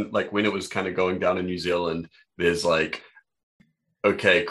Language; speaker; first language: English; native; English